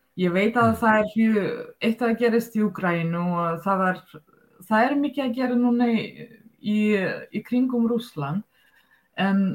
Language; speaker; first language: Icelandic; non-native, fluent; Russian